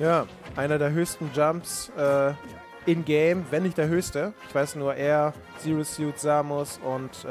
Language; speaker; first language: German; native; German